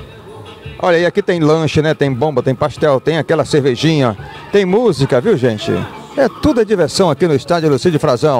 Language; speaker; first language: Portuguese; native; Portuguese